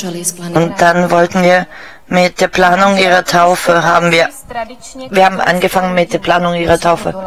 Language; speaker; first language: German; non-native, fluent; Czech